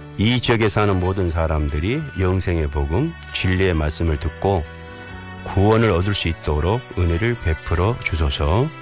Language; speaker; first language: Korean; native; Korean